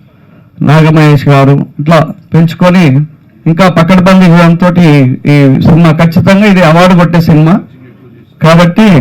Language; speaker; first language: Telugu; native; Telugu